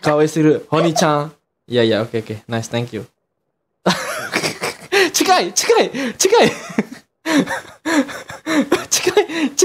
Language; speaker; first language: Japanese; non-native, learner; Indonesian